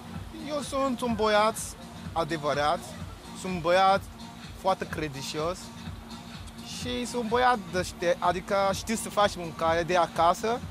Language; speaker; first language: Romanian; non-native, learner; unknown